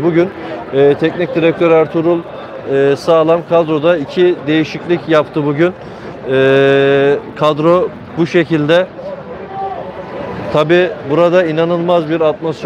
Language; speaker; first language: Turkish; native; Turkish